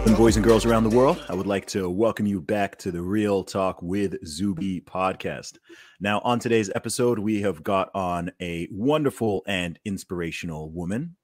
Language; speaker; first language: English; native; English